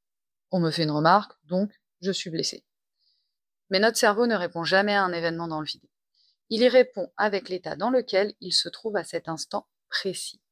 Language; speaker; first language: French; native; French